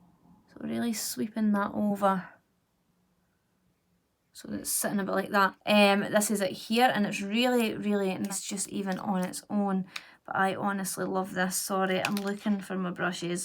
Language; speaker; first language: English; native; English